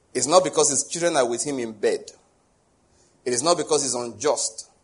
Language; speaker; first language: English; non-native, local second language; Yoruba